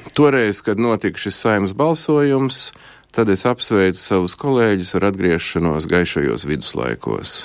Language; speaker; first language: Latvian; native; Latvian